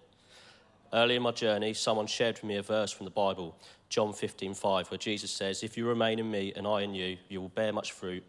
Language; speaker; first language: English; native; English